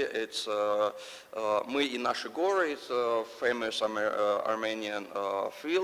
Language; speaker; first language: English; non-native, learner; Russian